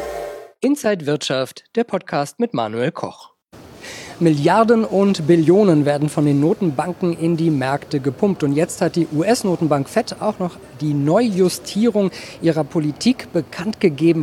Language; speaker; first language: German; native; German